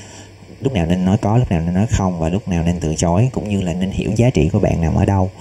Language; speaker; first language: Vietnamese; native; Vietnamese